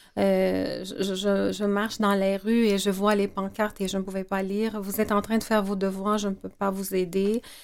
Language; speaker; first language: French; non-native, fluent; Arabic